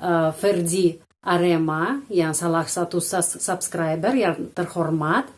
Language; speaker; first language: Indonesian; non-native, fluent; Russian